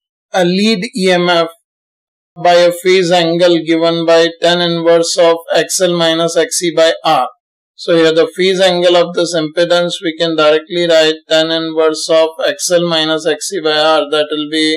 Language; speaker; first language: English; non-native, local second language; Hindi